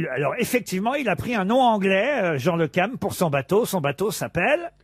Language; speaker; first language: French; native; French